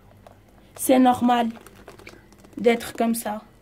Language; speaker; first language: French; non-native, fluent; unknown